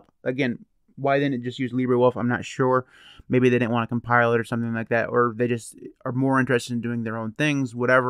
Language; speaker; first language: English; native; English